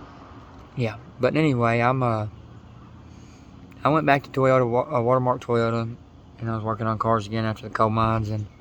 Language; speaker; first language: English; native; English